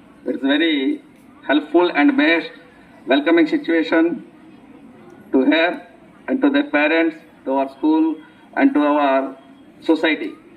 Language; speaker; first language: English; non-native, local second language; Telugu